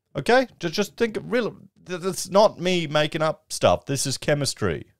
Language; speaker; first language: English; native; English